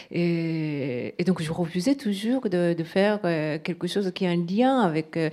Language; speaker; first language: French; non-native, fluent; Japanese